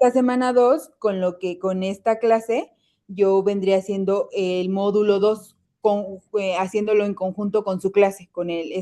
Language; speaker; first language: Spanish; native; Spanish